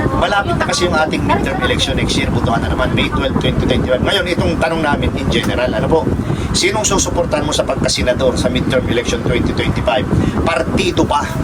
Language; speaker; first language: Filipino; native; Filipino